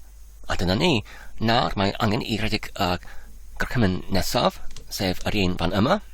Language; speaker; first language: Welsh; non-native, learner; English